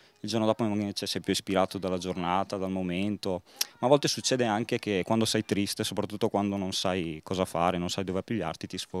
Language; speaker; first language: Italian; native; Italian